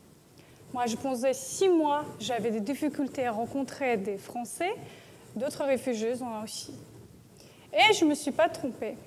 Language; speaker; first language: French; non-native, learner; Russian